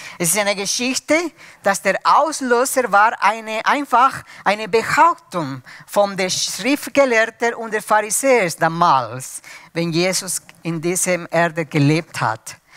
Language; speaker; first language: German; non-native, fluent; Spanish